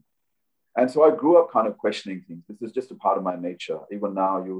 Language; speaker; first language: English; non-native, local second language; Hindi